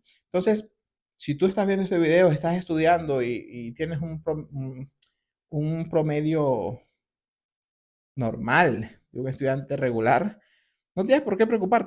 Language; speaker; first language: Spanish; native; Spanish